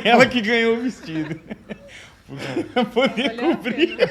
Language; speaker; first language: Portuguese; native; Portuguese